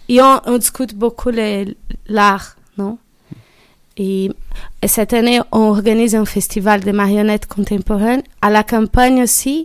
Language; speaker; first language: French; non-native, learner; Portuguese